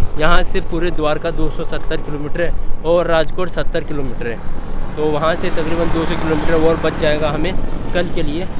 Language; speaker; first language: Hindi; non-native, local second language; Kannada